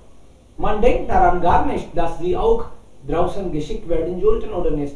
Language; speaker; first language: German; non-native, learner; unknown